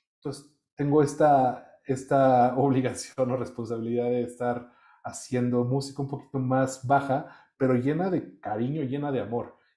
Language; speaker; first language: Spanish; native; Spanish